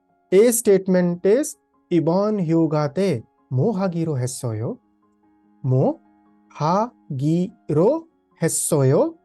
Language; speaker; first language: Korean; non-native, fluent; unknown